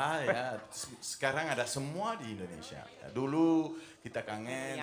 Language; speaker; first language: Indonesian; non-native, fluent; French